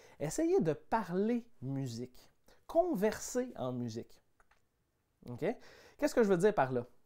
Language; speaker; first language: French; native; French